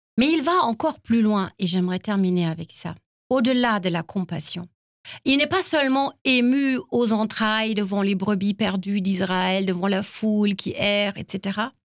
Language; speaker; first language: French; non-native, fluent; German